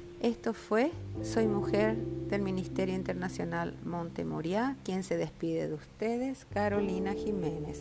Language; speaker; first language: Spanish; native; Spanish